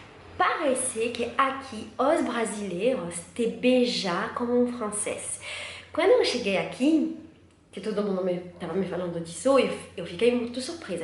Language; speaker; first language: Portuguese; non-native, learner; French